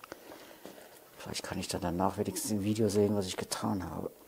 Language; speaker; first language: German; native; German